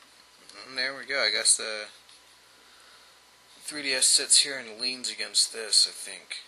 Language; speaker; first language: English; native; English